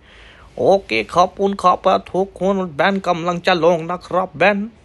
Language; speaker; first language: Thai; non-native, fluent; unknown